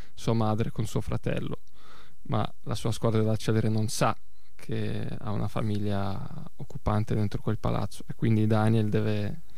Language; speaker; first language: Italian; early bilingual, other home language; Russian